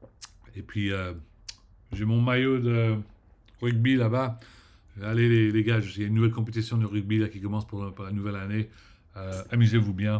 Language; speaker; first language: French; early bilingual, heritage; French